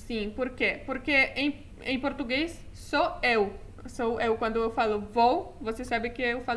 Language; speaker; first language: Portuguese; non-native, fluent; Polish